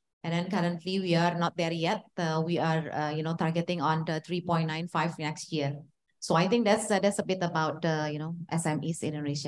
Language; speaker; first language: English; non-native, fluent; Indonesian